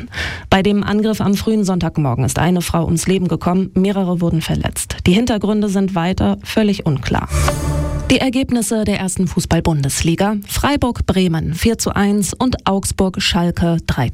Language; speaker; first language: German; native; German